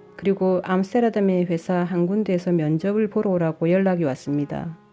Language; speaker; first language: Korean; native; Korean